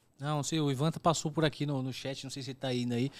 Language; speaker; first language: Portuguese; native; Portuguese